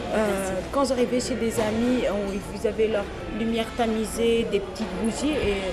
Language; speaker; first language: French; non-native, local second language; Arabic